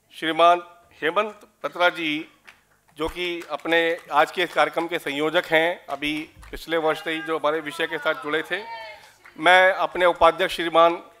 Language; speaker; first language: Hindi; native; Hindi